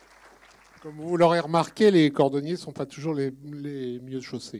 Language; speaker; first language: French; native; French